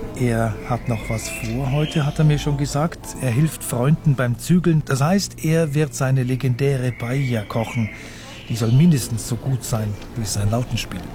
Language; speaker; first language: German; native; German